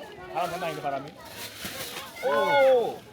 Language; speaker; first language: Korean; native; Korean